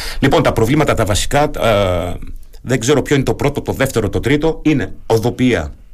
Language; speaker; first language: Greek; early bilingual, heritage; German